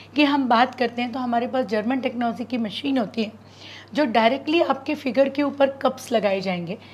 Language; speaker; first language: Hindi; native; Hindi